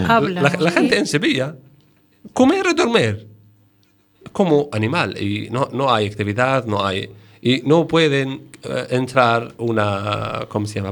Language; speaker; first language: Spanish; non-native, learner; Arabic